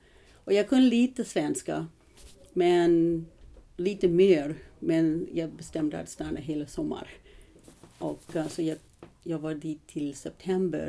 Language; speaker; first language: Swedish; early bilingual, heritage; English